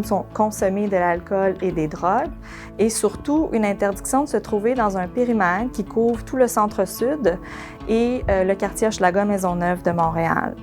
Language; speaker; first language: French; native; French